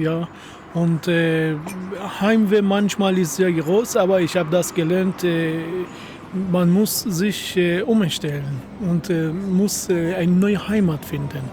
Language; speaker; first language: German; non-native, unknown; Persian